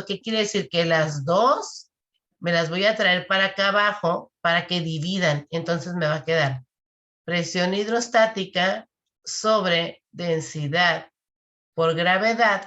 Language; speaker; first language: Spanish; native; Spanish